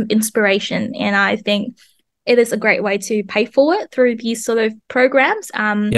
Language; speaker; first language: English; non-native, fluent; Vietnamese